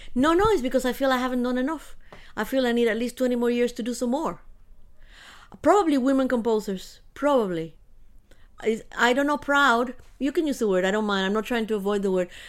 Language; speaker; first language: English; early bilingual, other home language; Spanish